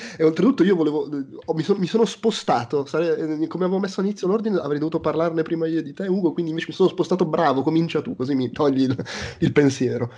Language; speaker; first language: Italian; native; Italian